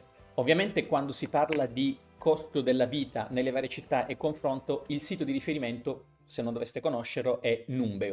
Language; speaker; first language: Italian; native; Italian